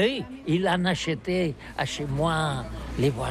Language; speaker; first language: French; non-native, learner; Catalan